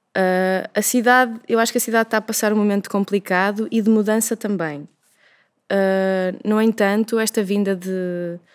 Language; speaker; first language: Portuguese; native; Portuguese